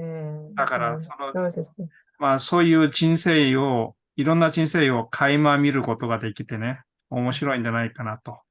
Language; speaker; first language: Japanese; non-native, fluent; Korean